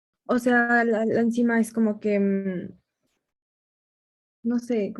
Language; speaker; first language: Spanish; native; Spanish